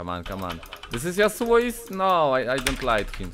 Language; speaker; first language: English; non-native, learner; Polish